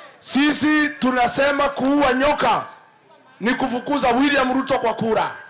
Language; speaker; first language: Swahili; non-native, local second language; Kikuyu